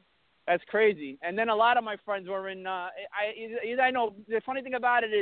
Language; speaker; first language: English; early bilingual, other home language; Italian